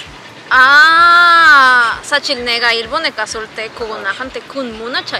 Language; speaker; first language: Korean; non-native, learner; Spanish